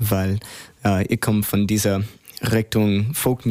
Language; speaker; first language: German; non-native, learner; English